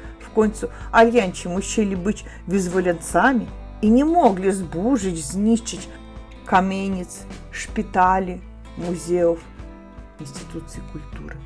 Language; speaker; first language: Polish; non-native, learner; Russian